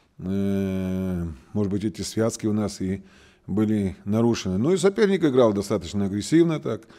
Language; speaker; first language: Russian; native; Russian